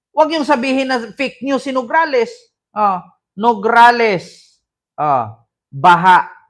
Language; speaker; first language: Filipino; non-native, local second language; Cebuano